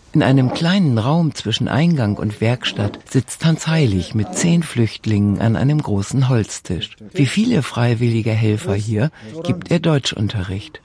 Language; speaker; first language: German; native; German